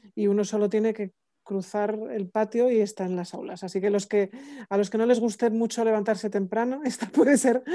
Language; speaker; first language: Spanish; native; Spanish